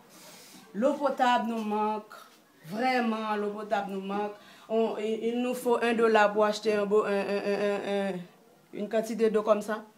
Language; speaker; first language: French; non-native, local second language; Haitian Creole